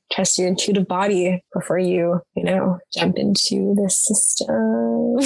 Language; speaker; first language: English; native; English